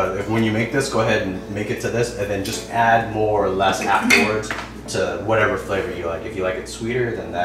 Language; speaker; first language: English; early bilingual, other home language; Vietnamese